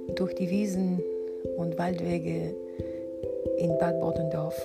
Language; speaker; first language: German; non-native, fluent; Bulgarian